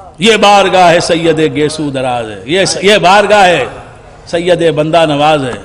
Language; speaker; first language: Urdu; native; Urdu